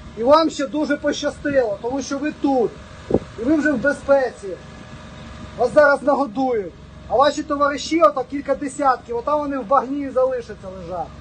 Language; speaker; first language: Ukrainian; native; Ukrainian